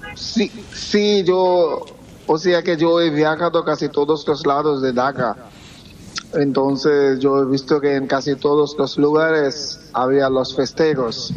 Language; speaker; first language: Spanish; non-native, fluent; Bangla